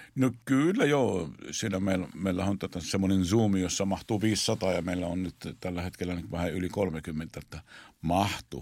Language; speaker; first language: Finnish; non-native, fluent; Arabic